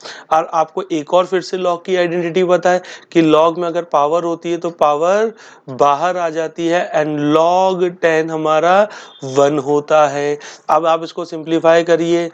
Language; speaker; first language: Hindi; native; Hindi